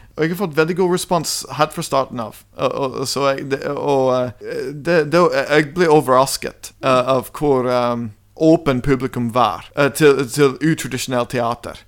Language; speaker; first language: Norwegian; non-native, fluent; English